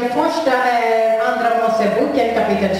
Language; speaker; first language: Swedish; non-native, fluent; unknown